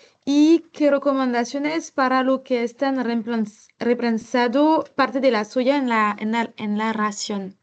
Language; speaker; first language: Spanish; non-native, learner; French